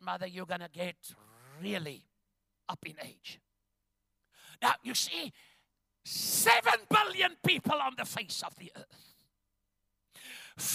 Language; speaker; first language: English; non-native, local second language; Afrikaans